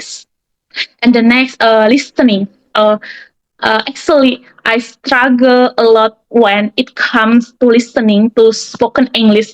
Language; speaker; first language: English; non-native, learner; Indonesian